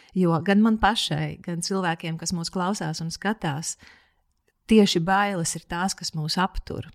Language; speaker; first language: Latvian; native; Latvian